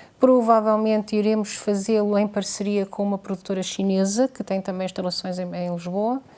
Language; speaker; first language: Portuguese; native; Portuguese